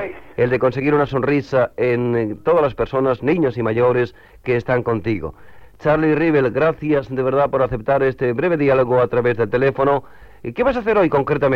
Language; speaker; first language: Spanish; native; Spanish